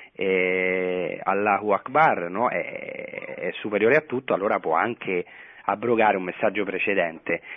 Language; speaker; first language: Italian; native; Italian